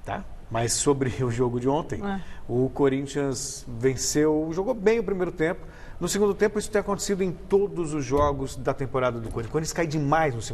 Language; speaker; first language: Portuguese; native; Portuguese